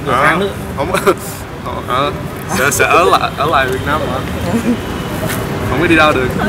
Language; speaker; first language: Vietnamese; early bilingual, heritage; English